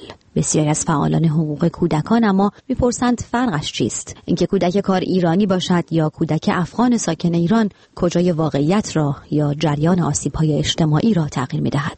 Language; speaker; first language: Persian; native; Persian